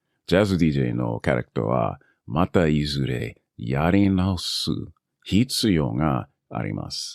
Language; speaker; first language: Japanese; non-native, learner; English